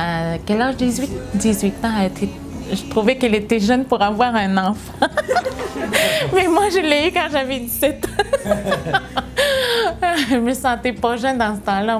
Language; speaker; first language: French; non-native, local second language; Innu-aimun